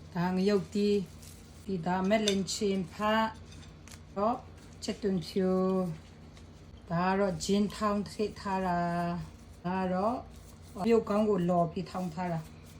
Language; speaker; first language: Burmese; non-native, local second language; Kachin